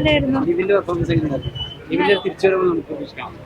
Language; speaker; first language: Malayalam; native; Malayalam